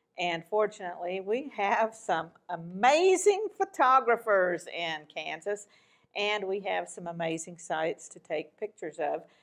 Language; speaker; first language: English; native; English